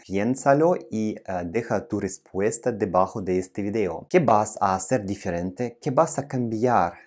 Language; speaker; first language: Spanish; non-native, fluent; Russian